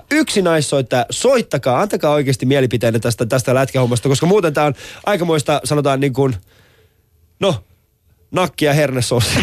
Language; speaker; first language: Finnish; early bilingual, other home language; Persian